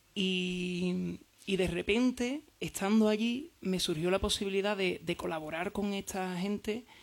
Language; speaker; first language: Spanish; native; Spanish